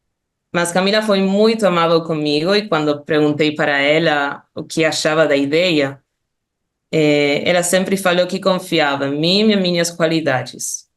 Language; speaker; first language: Portuguese; non-native, fluent; Spanish